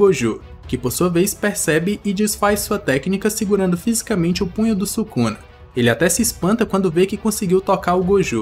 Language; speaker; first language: Portuguese; native; Portuguese